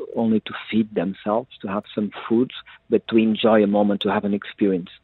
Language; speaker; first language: English; non-native, fluent; Portuguese